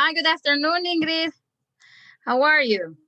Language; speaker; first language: English; non-native, fluent; Spanish